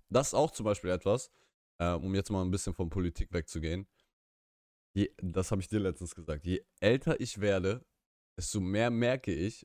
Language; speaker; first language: German; early bilingual, other home language; Russian